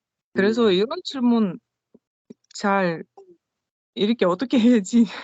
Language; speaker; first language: Korean; non-native, learner; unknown